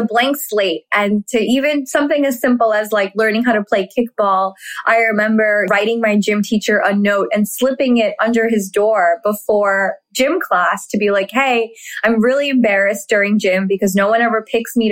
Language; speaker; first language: English; early bilingual, other home language; Hindi